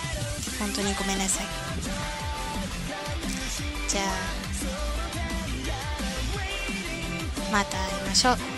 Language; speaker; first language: Japanese; non-native, learner; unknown